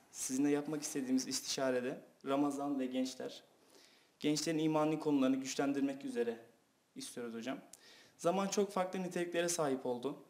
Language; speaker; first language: Turkish; native; Turkish